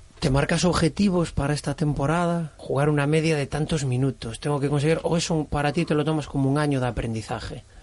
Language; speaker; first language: Spanish; native; Spanish